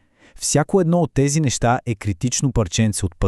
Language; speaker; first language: Bulgarian; native; Bulgarian